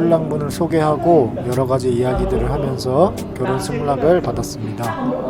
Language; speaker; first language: Korean; native; Korean